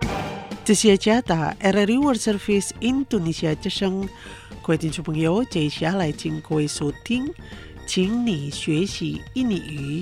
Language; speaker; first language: Chinese; non-native, fluent; Indonesian